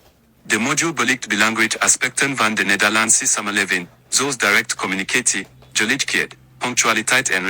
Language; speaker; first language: Dutch; non-native, learner; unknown